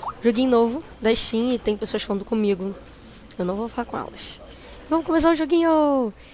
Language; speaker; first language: Portuguese; native; Portuguese